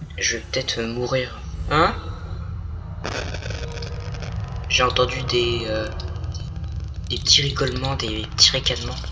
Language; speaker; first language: French; native; French